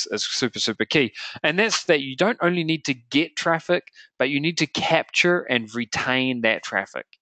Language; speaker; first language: English; native; English